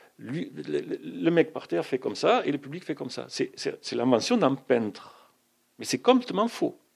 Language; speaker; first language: French; non-native, fluent; German